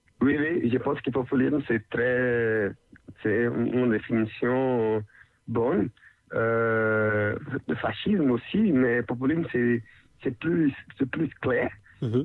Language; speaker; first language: French; non-native, learner; Portuguese